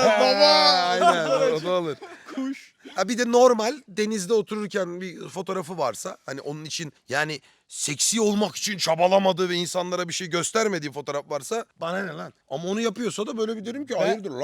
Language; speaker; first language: Turkish; native; Turkish